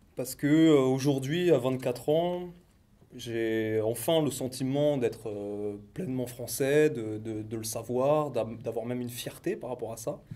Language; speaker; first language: French; early bilingual, other home language; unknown